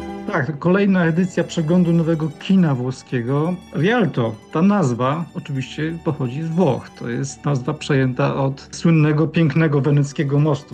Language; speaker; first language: Polish; native; Polish